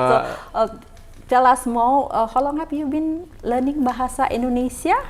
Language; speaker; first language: English; non-native, fluent; Indonesian